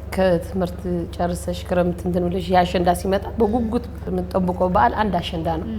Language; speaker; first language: Amharic; non-native, local second language; Tigrinya